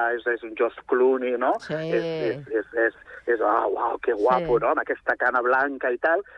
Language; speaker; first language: Catalan; native; Catalan